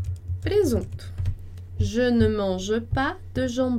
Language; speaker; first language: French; non-native, fluent; Portuguese